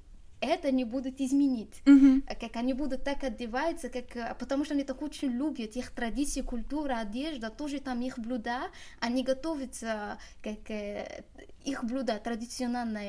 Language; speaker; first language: Russian; non-native, learner; Arabic